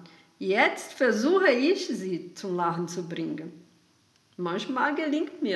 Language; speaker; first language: German; non-native, fluent; Portuguese